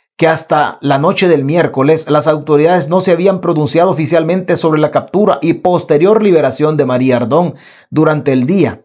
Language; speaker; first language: Spanish; native; Spanish